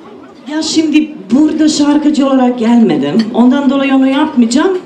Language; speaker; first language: Turkish; non-native, fluent; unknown